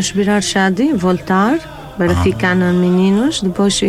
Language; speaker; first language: Portuguese; non-native, learner; Arabic